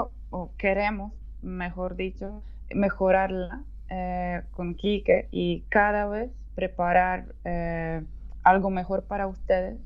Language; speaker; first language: Spanish; non-native, fluent; Polish